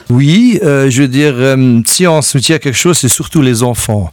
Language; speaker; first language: French; non-native, local second language; Luxembourgish